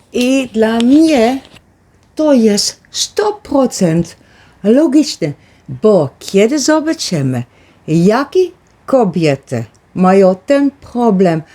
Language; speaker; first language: Polish; early bilingual, heritage; Polish